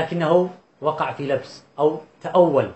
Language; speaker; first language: Arabic; native; Arabic